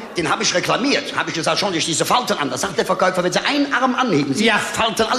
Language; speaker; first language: German; native; German